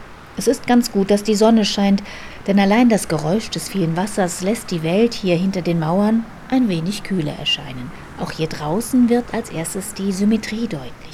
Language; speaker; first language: German; native; German